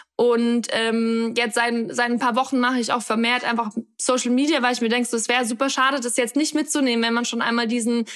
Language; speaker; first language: German; native; German